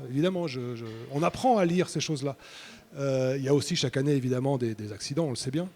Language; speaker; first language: French; native; French